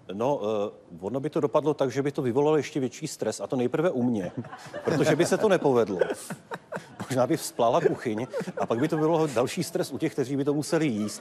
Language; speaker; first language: Czech; native; Czech